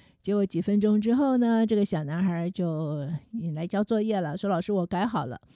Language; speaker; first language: Chinese; native; Chinese